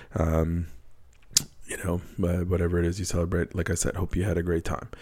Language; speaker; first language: English; native; English